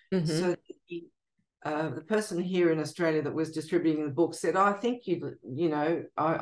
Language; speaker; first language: English; native; English